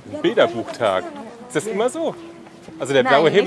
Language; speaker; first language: German; native; German